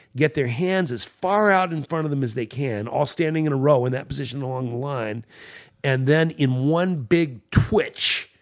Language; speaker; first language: English; native; English